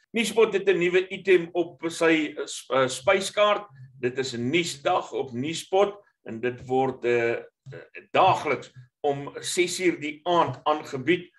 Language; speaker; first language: Afrikaans; native; Afrikaans